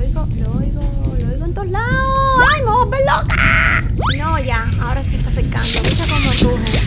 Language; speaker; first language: Spanish; native; Spanish